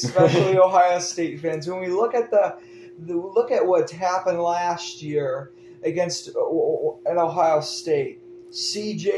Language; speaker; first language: English; native; English